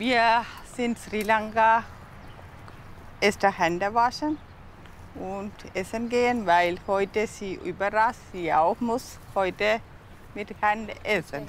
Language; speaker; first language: German; non-native, learner; Sinhala